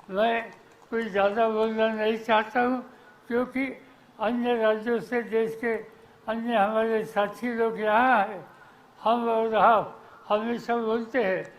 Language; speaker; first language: Hindi; non-native, local second language; Marathi